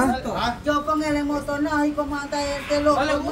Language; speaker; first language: Spanish; native; Spanish